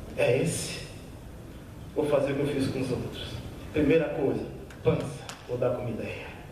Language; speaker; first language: Portuguese; native; Portuguese